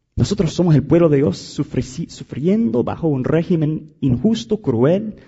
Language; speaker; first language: Spanish; non-native, fluent; English